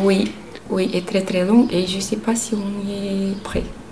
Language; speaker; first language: French; non-native, learner; Romanian